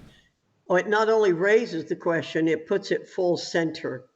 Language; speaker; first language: English; native; English